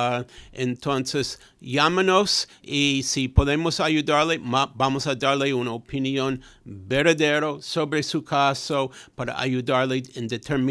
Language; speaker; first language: Spanish; non-native, fluent; English